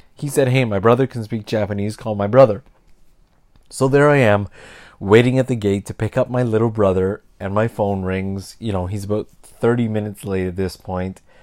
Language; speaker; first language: English; native; English